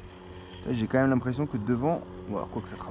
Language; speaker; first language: French; native; French